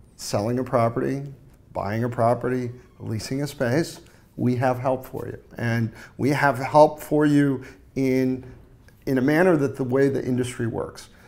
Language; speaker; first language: English; native; English